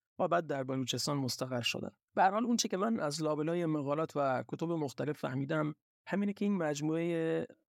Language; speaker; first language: Persian; non-native, local second language; Baluchi